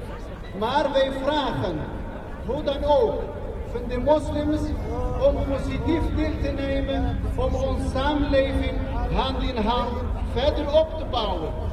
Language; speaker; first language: Dutch; non-native, fluent; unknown